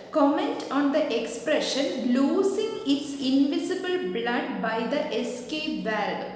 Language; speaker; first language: English; non-native, local second language; Malayalam